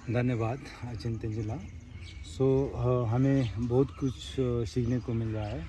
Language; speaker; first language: Hindi; non-native, local second language; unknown